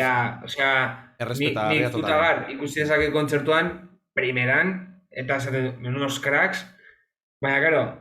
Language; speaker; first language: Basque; non-native, local second language; Spanish